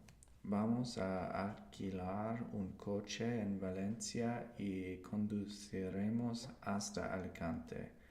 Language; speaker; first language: Spanish; non-native, learner; English